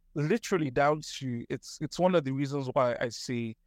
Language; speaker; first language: English; non-native, local second language; Yoruba